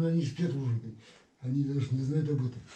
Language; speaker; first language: Russian; native; Russian